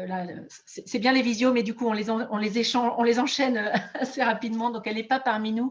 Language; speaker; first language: French; native; French